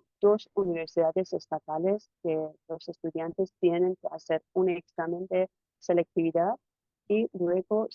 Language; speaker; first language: Spanish; non-native, fluent; Persian